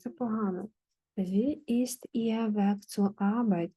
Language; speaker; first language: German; non-native, fluent; Ukrainian